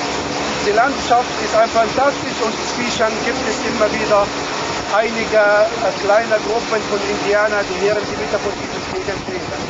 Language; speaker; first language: German; non-native, fluent; Arabic